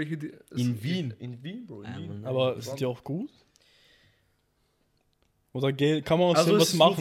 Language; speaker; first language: German; native; German